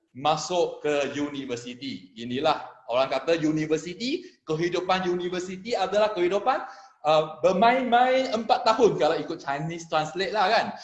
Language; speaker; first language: Malay; non-native, local second language; Chinese